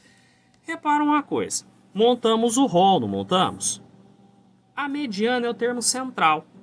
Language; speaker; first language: Portuguese; native; Portuguese